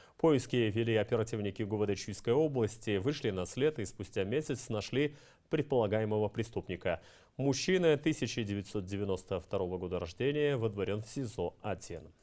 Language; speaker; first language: Russian; non-native, local second language; Kyrgyz